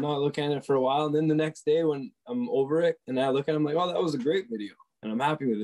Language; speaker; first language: English; non-native, fluent; French